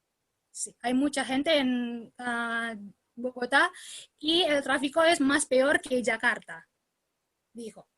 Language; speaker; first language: Spanish; non-native, learner; Indonesian